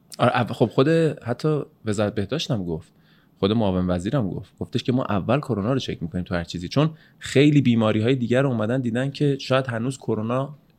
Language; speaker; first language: Persian; native; Persian